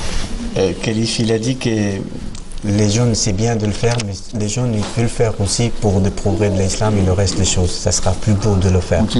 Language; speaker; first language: French; non-native, fluent; Urdu